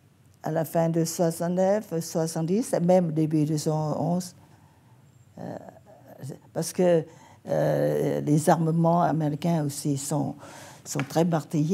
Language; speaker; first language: French; non-native, fluent; Vietnamese